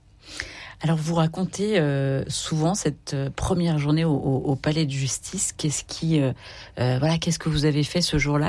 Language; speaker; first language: French; native; French